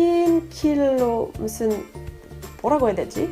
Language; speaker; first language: Korean; non-native, fluent; French